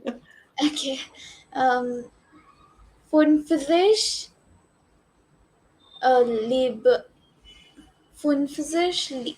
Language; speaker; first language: German; non-native, learner; English